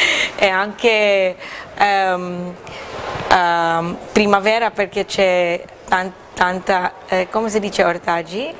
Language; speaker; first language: Italian; non-native, learner; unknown